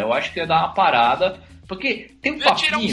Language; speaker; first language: Portuguese; native; Portuguese